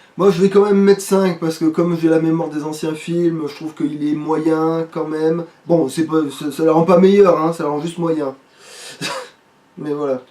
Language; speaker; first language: French; native; French